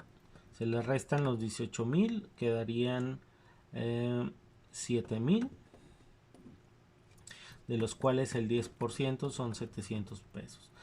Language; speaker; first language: Spanish; native; Spanish